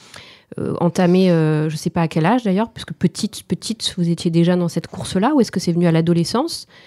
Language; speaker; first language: French; native; French